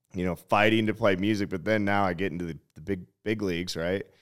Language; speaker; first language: English; native; English